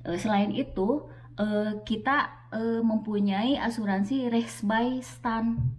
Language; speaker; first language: Indonesian; native; Indonesian